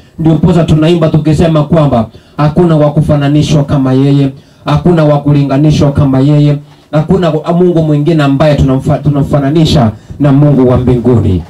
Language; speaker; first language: Swahili; non-native, local second language; Gusii